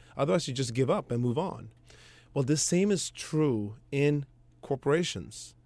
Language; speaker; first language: English; early bilingual, other home language; Swedish